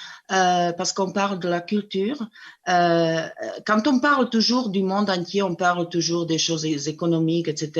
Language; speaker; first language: French; non-native, fluent; Czech